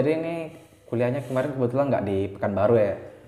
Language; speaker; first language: Indonesian; native; Indonesian